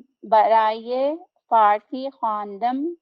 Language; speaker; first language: Persian; non-native, learner; Urdu